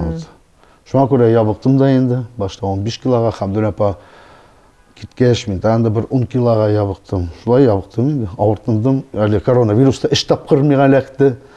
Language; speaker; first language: Tatar; non-native, local second language; Russian